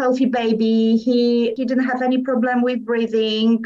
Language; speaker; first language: English; non-native, learner; Polish